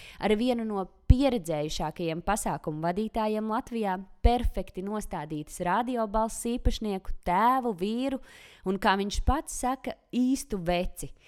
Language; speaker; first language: Latvian; native; Latvian